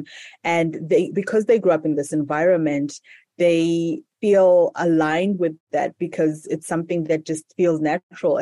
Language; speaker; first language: English; non-native, local second language; Shona